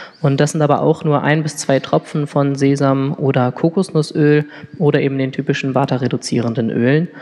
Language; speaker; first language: German; native; German